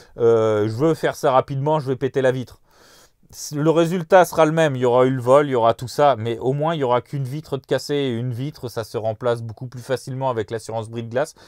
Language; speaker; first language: French; native; French